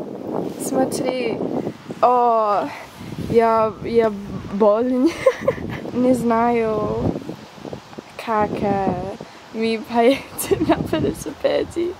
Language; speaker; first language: Russian; non-native, learner; English